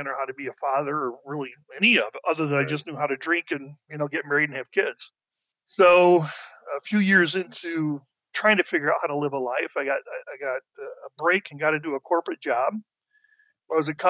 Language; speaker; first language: English; native; English